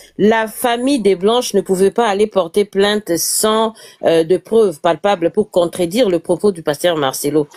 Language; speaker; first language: French; non-native, local second language; Lingala